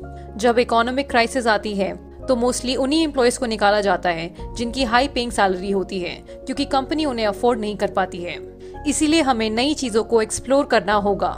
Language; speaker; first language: Hindi; native; Hindi